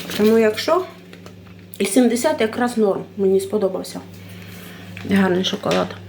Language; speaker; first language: Ukrainian; non-native, local second language; Russian